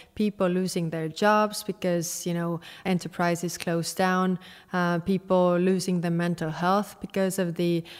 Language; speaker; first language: English; non-native, fluent; Estonian